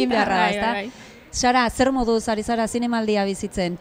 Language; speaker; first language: Basque; native; Basque